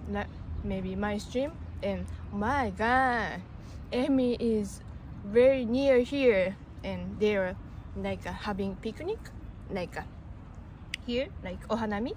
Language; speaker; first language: English; non-native, learner; Japanese